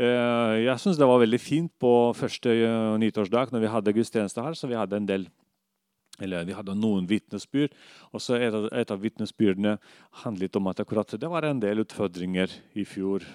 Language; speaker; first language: Norwegian; non-native, fluent; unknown